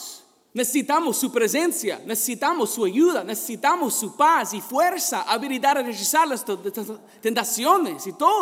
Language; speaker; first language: Spanish; non-native, fluent; English